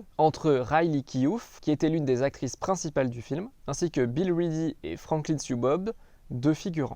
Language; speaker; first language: French; native; French